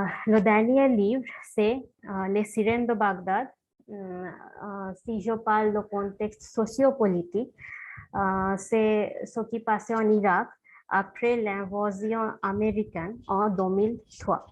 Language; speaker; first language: French; non-native, fluent; Bangla